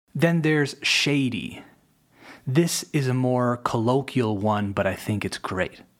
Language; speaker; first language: English; native; English